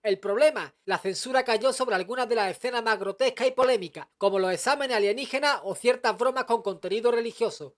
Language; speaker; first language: Spanish; native; Spanish